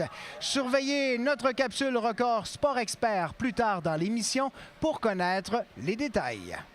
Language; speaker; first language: French; native; French